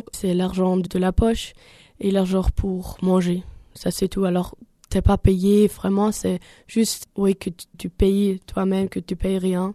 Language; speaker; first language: French; non-native, learner; German